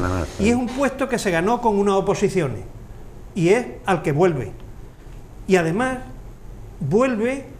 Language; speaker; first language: Spanish; native; Spanish